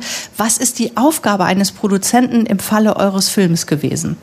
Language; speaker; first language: German; native; German